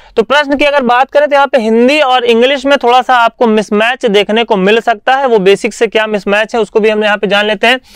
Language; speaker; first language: Hindi; native; Hindi